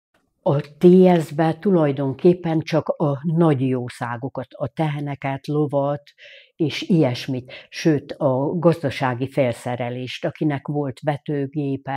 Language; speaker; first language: Hungarian; native; Hungarian